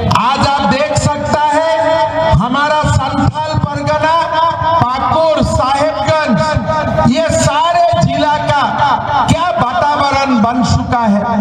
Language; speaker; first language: Hindi; non-native, local second language; Assamese